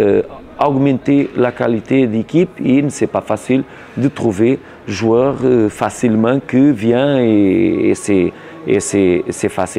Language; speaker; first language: French; non-native, learner; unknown